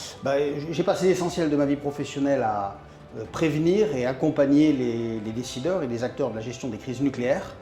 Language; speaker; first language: French; native; French